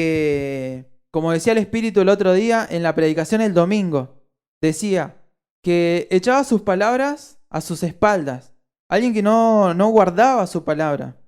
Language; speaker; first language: Spanish; native; Spanish